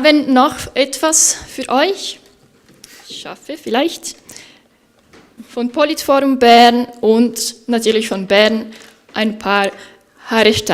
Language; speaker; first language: German; non-native, fluent; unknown